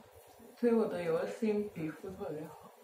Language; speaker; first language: Chinese; non-native, fluent; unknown